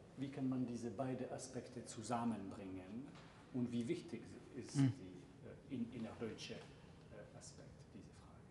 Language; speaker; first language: German; non-native, learner; English